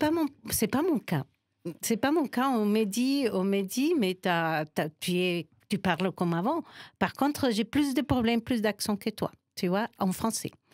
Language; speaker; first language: French; non-native, fluent; Spanish